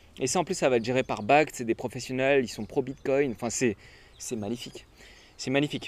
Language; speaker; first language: French; native; French